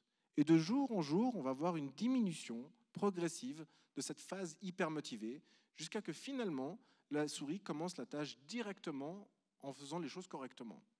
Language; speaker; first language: French; native; French